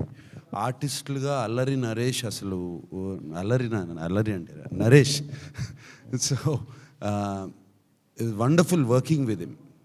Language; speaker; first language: Telugu; native; Telugu